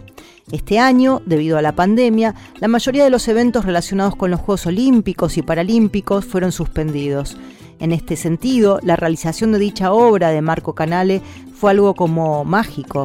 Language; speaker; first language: Spanish; native; Spanish